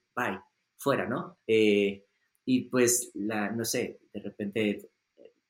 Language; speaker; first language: Spanish; native; Spanish